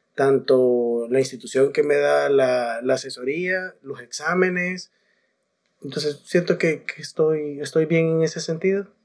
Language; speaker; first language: Spanish; native; Spanish